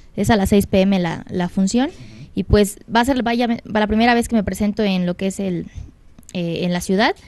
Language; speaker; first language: Spanish; native; Spanish